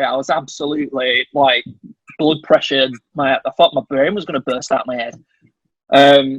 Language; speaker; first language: English; native; English